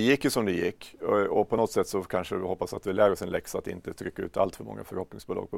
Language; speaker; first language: Swedish; native; Swedish